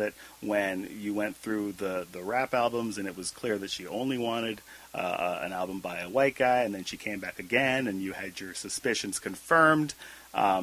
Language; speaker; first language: English; native; English